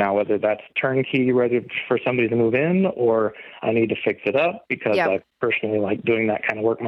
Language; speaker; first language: English; native; English